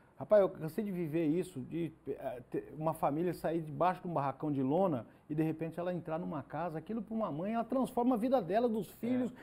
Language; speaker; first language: Portuguese; native; Portuguese